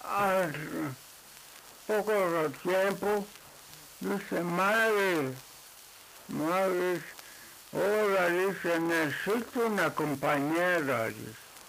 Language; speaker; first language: Spanish; non-native, local second language; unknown